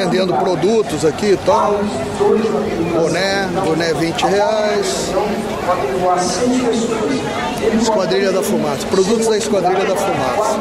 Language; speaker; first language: Portuguese; native; Portuguese